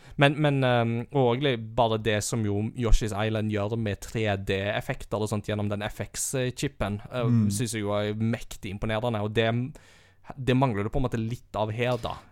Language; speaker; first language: Norwegian; early bilingual, heritage; Norwegian